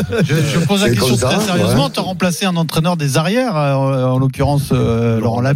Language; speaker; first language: French; native; French